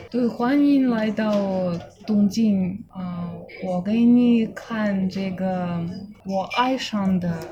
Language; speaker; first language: Chinese; non-native, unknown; Russian